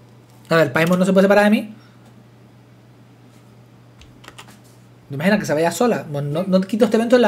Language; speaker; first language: Spanish; native; Spanish